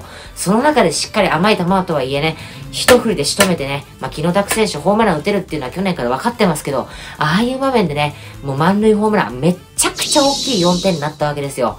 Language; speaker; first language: Japanese; native; Japanese